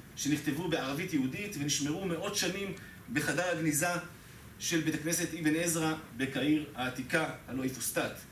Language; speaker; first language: Hebrew; native; Hebrew